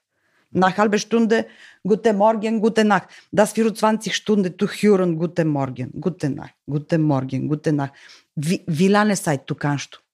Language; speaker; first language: German; non-native, learner; Bulgarian